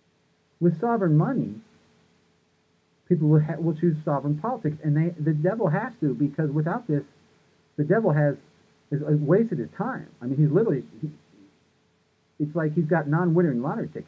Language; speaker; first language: English; native; English